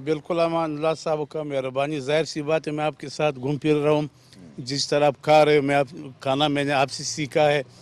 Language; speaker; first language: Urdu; non-native, local second language; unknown